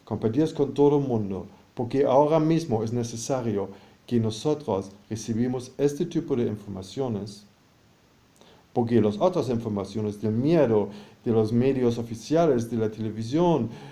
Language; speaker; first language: Spanish; non-native, fluent; German